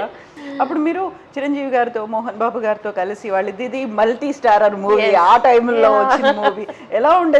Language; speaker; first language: Telugu; native; Telugu